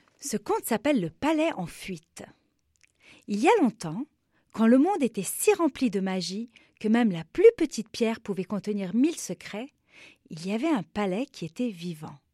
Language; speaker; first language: French; non-native, local second language; Arabic